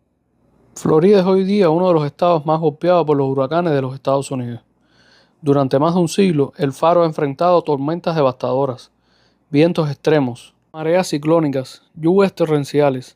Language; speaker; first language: Spanish; native; Spanish